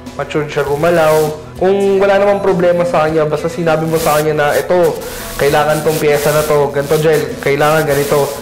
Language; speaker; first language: Filipino; native; Filipino